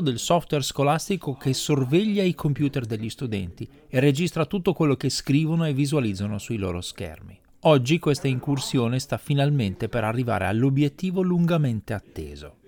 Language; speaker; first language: Italian; native; Italian